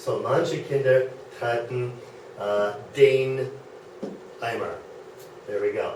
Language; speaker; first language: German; non-native, fluent; English